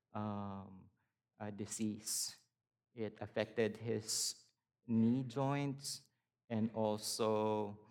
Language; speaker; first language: English; non-native, local second language; Filipino